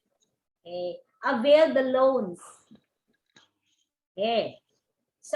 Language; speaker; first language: English; non-native, local second language; Cebuano